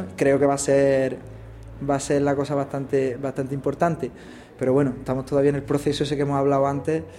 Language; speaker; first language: Spanish; native; Spanish